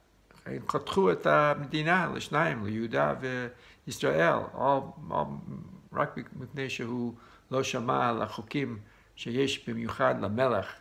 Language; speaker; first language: Hebrew; non-native, fluent; English